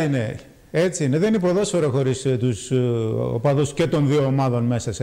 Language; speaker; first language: Greek; native; Greek